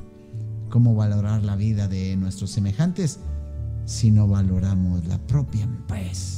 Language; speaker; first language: Spanish; native; Spanish